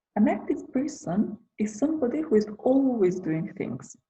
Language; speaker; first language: English; non-native, fluent; Macedonian